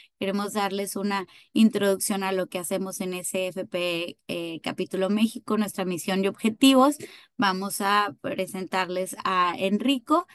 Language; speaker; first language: Spanish; native; Spanish